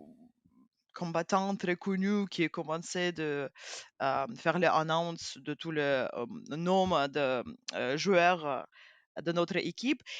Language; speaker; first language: French; non-native, fluent; Ukrainian